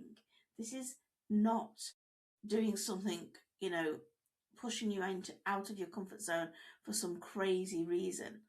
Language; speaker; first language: English; native; English